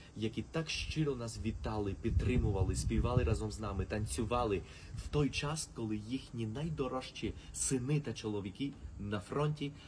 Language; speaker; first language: Ukrainian; early bilingual, heritage; Spanish